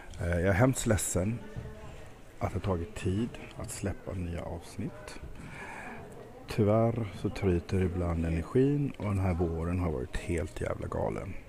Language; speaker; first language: Swedish; native; Swedish